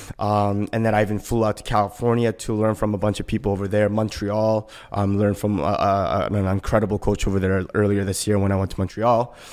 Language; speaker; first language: English; early bilingual, other home language; Korean